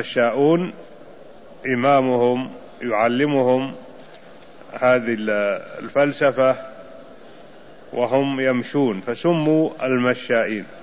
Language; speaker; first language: Arabic; native; Arabic